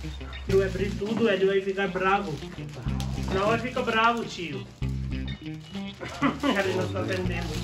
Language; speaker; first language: Portuguese; non-native, learner; Hindi